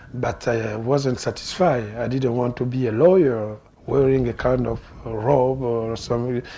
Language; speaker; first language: English; non-native, fluent; Lingala